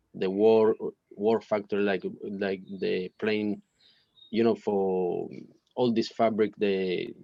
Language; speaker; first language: English; non-native, learner; Italian